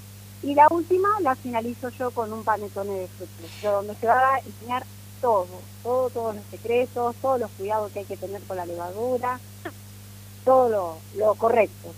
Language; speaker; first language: Spanish; native; Spanish